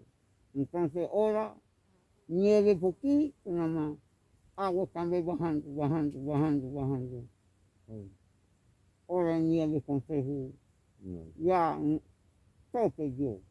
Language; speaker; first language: Spanish; non-native, local second language; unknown